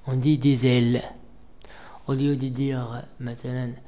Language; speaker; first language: French; non-native, local second language; Arabic